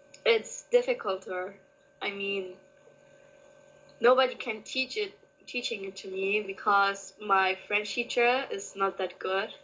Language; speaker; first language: English; non-native, learner; Kurdish